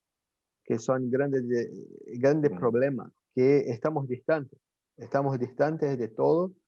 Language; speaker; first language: Spanish; non-native, fluent; Portuguese